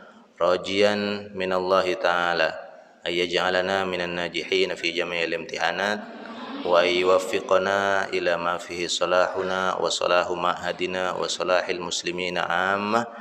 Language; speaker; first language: Arabic; non-native, fluent; Indonesian